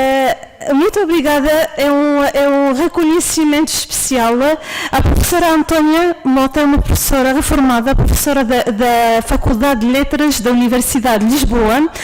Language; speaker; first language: Portuguese; non-native, fluent; Arabic